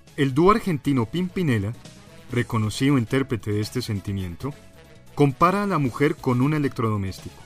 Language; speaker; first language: Spanish; native; Spanish